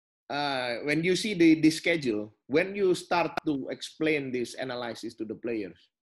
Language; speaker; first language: English; non-native, fluent; Indonesian